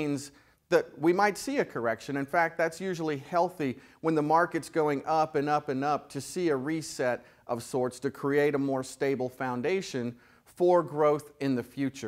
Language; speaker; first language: English; native; English